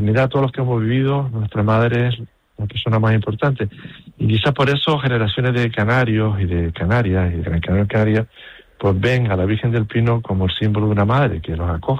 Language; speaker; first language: Spanish; native; Spanish